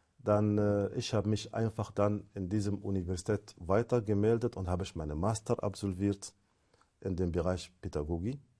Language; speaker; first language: German; non-native, fluent; Arabic